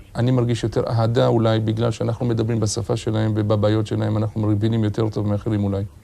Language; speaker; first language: Hebrew; early bilingual, other home language; Arabic